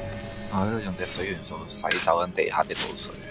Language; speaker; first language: Chinese; native; Chinese